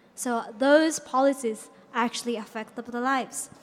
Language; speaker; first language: English; non-native, fluent; Japanese